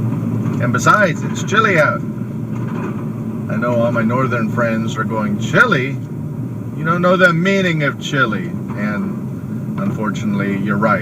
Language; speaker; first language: English; native; English